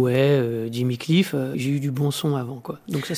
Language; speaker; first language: French; native; French